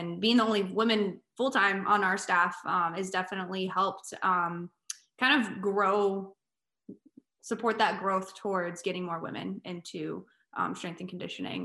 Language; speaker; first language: English; native; English